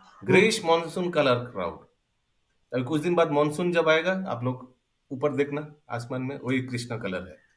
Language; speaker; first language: Hindi; non-native, local second language; Bangla